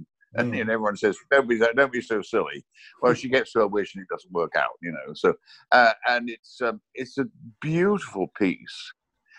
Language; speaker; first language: English; native; English